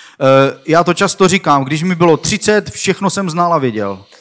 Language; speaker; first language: Czech; non-native, learner; Swedish